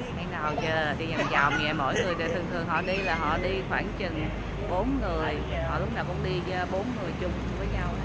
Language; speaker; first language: Vietnamese; native; Vietnamese